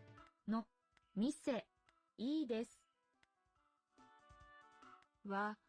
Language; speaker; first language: Japanese; non-native, learner; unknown